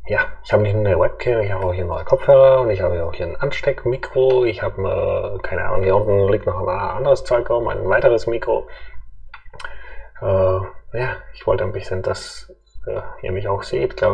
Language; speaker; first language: German; native; German